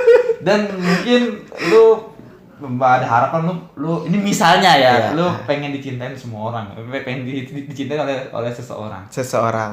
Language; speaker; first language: Indonesian; native; Indonesian